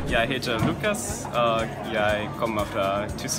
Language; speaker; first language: Norwegian; non-native, learner; German